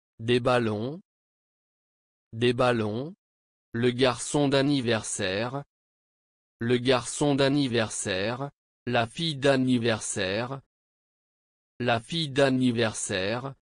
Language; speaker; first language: French; non-native, fluent; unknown